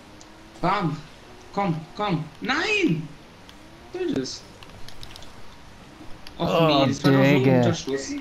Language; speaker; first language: German; native; German